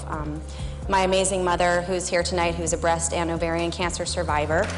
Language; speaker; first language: English; native; English